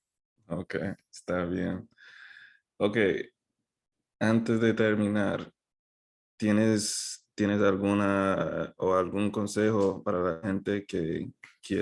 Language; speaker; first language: Spanish; non-native, fluent; English